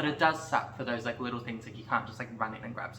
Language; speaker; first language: English; native; English